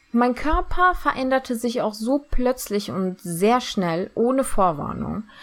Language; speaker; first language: German; early bilingual, other home language; Turkish